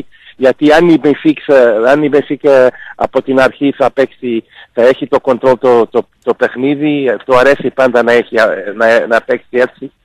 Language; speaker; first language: Greek; non-native, fluent; Portuguese